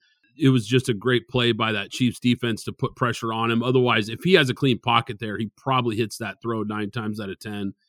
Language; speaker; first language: English; native; English